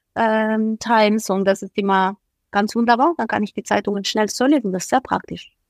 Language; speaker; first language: German; non-native, fluent; Spanish